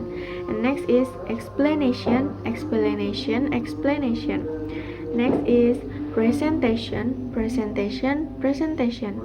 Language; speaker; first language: English; non-native, learner; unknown